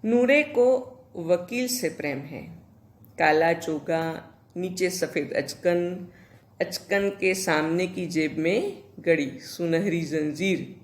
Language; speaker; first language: Hindi; non-native, local second language; Gujarati